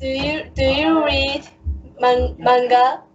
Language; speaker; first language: English; non-native, learner; Japanese